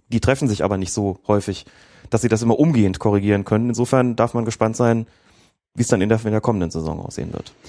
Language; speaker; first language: German; native; German